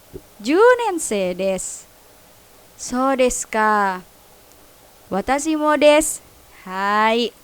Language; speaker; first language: Japanese; non-native, fluent; Indonesian